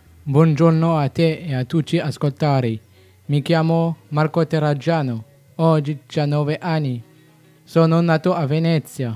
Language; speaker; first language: Italian; non-native, learner; French